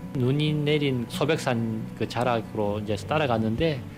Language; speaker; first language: Korean; native; Korean